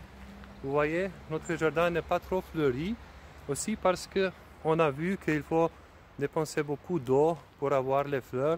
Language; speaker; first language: French; non-native, fluent; Slovenian